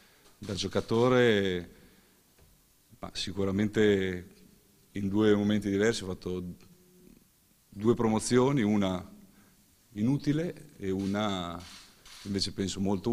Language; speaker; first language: Italian; native; Italian